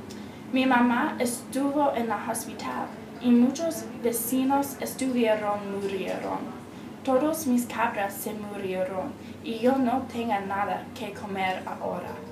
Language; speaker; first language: Spanish; non-native, learner; English